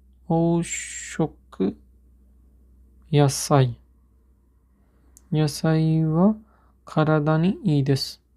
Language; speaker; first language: Japanese; non-native, learner; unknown